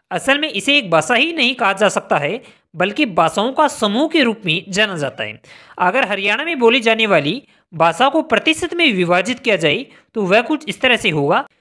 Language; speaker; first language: Hindi; native; Hindi